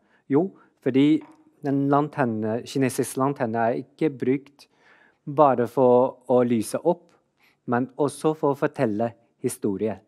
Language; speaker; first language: Norwegian; non-native, fluent; Chinese